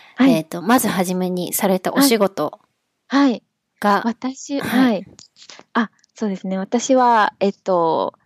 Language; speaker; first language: Japanese; native; Japanese